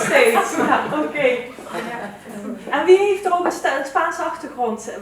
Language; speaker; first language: Dutch; early bilingual, other home language; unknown